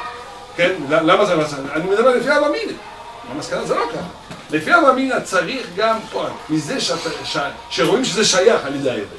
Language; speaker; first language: Hebrew; non-native, fluent; French